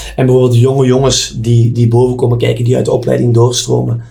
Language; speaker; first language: Dutch; native; Dutch